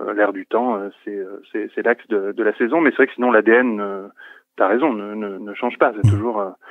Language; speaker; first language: French; native; French